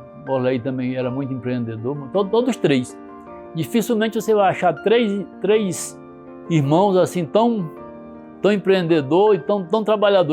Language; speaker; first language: Portuguese; native; Portuguese